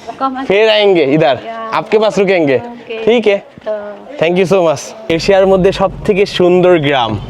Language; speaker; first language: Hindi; non-native, learner; Bangla